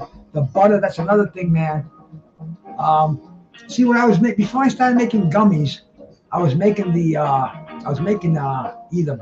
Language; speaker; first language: English; native; English